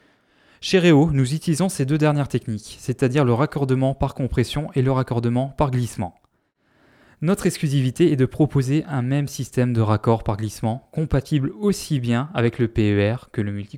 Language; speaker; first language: French; native; French